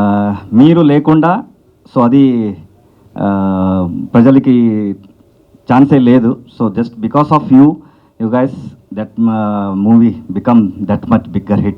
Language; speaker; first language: Telugu; non-native, learner; Kannada